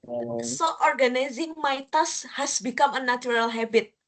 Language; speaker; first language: English; non-native, fluent; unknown